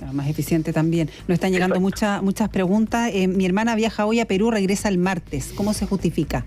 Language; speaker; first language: Spanish; native; Spanish